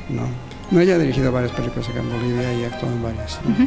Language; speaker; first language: Spanish; native; Spanish